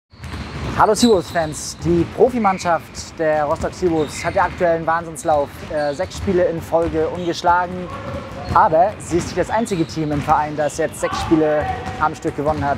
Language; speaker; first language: German; native; German